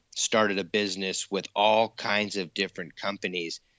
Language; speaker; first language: English; native; English